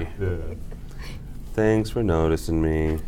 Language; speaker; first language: English; native; English